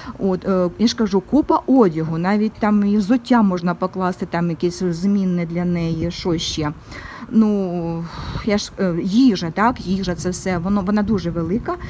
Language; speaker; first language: Ukrainian; non-native, local second language; Russian